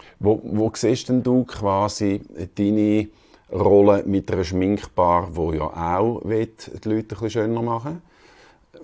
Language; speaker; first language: German; native; German